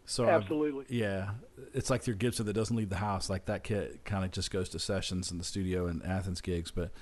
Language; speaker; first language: English; native; English